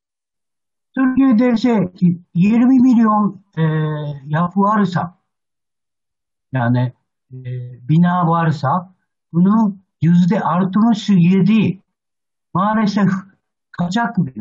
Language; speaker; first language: Turkish; non-native, learner; Japanese